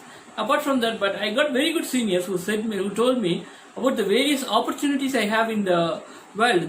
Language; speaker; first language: English; non-native, local second language; Tamil